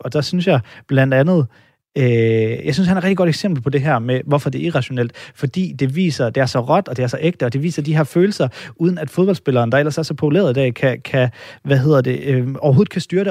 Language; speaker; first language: Danish; native; Danish